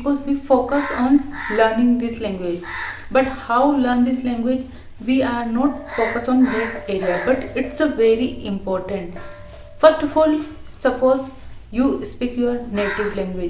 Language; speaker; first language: English; non-native, learner; Hindi